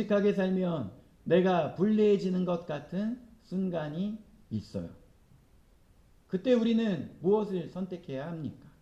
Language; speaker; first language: Korean; native; Korean